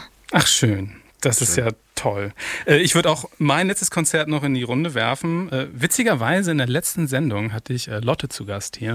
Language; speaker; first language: German; native; German